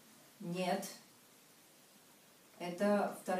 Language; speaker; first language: Russian; native; Russian